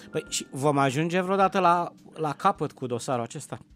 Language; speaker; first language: Romanian; native; Romanian